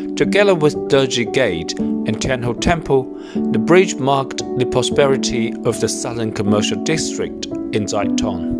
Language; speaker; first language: English; non-native, fluent; Uzbek